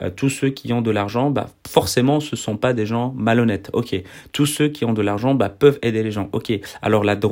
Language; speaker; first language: French; native; French